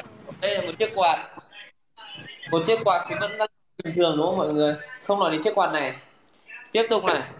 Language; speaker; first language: Vietnamese; native; Vietnamese